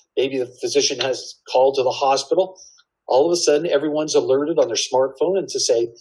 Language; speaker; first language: English; native; English